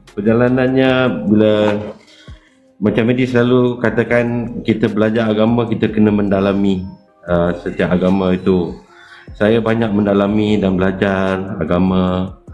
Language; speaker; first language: Malay; native; Malay